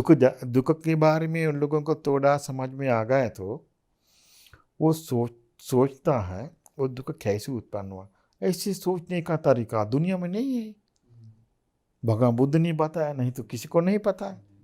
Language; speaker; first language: Hindi; non-native, fluent; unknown